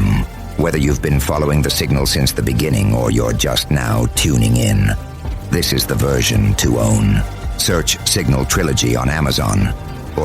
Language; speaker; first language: English; native; English